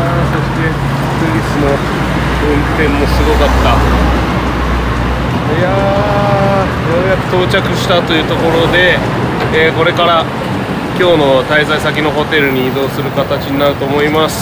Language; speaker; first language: Japanese; native; Japanese